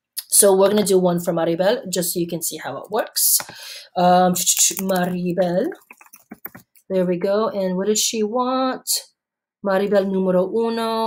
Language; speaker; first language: English; native; English